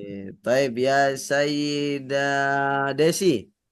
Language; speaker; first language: Arabic; non-native, fluent; Indonesian